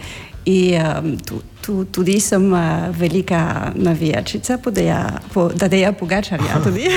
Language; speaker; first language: Slovenian; non-native, learner; French